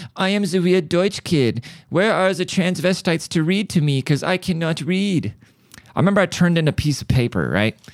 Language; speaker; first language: English; early bilingual, other home language; German